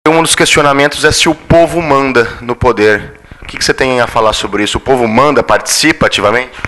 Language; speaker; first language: Portuguese; native; Portuguese